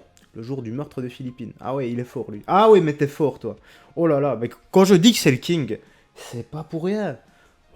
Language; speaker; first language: French; native; French